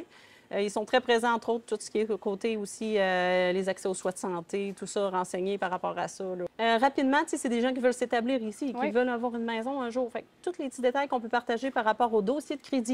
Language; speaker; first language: French; native; French